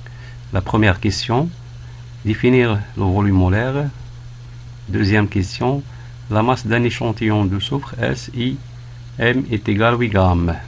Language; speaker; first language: French; non-native, local second language; Arabic